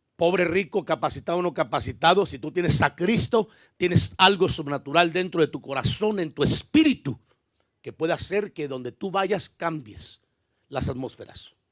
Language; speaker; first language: Spanish; native; Spanish